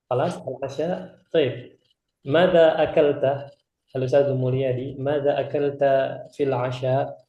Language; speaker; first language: Arabic; non-native, fluent; Indonesian